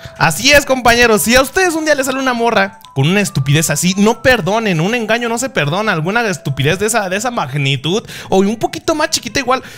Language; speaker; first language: Spanish; early bilingual, other home language; Japanese